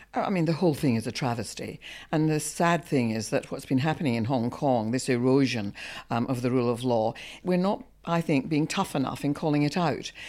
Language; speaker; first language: English; native; English